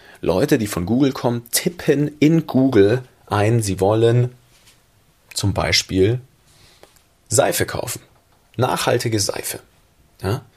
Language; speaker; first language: German; native; German